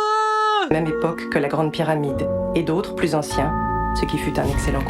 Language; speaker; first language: French; native; French